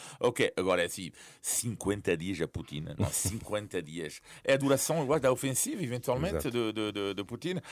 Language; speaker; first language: Portuguese; non-native, fluent; French